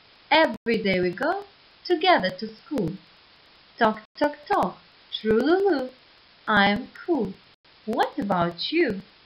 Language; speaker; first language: English; non-native, fluent; Ukrainian